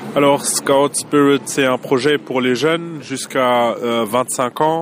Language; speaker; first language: French; non-native, fluent; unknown